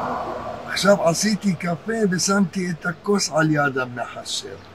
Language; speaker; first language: Hebrew; early bilingual, other home language; Arabic